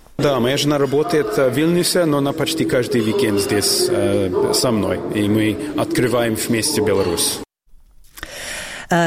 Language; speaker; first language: Russian; non-native, fluent; English